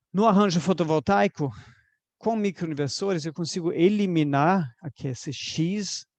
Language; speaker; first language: Portuguese; non-native, fluent; German